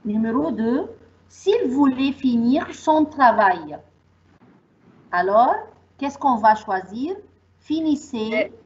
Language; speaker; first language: French; non-native, fluent; Arabic